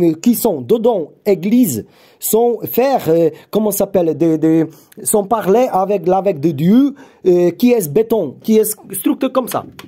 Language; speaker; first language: French; non-native, learner; Polish